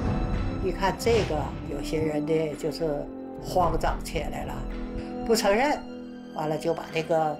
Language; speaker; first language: Chinese; native; Chinese